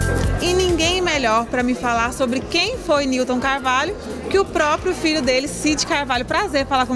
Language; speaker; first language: Portuguese; native; Portuguese